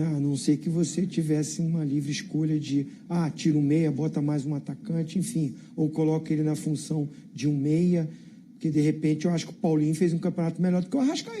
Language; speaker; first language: Portuguese; native; Portuguese